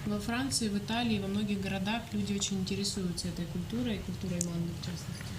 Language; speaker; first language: Russian; native; Russian